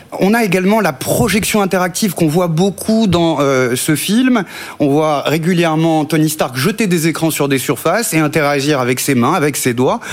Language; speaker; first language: French; native; French